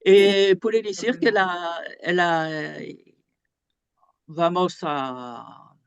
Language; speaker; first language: Spanish; non-native, fluent; French